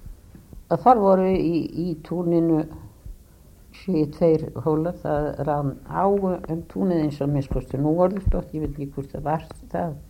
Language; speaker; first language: Icelandic; native; Icelandic